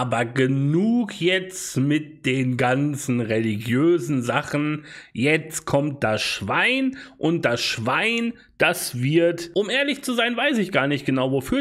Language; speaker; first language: German; native; German